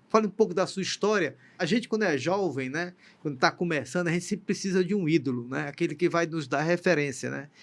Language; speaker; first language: Portuguese; native; Portuguese